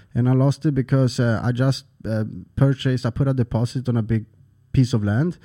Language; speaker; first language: English; non-native, fluent; Swedish